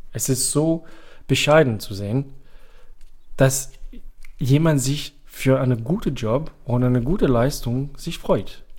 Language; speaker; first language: German; non-native, fluent; French